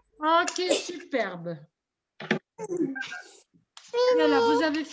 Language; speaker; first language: French; non-native, local second language; Arabic